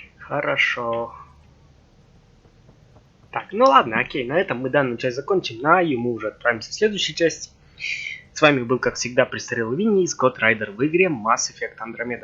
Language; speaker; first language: Russian; native; Russian